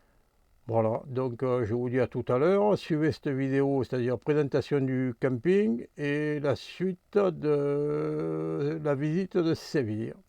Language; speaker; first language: French; native; French